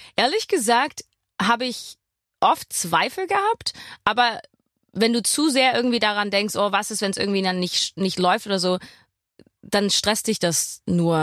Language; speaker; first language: German; non-native, fluent; English